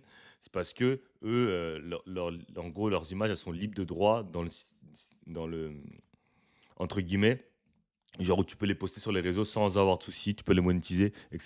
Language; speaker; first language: French; native; French